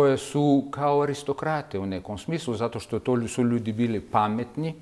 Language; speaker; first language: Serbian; non-native, fluent; Russian